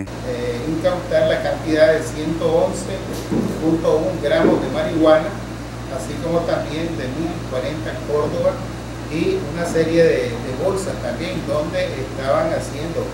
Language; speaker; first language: Spanish; native; Spanish